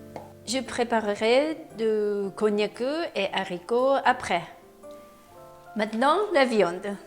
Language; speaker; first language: French; non-native, fluent; Japanese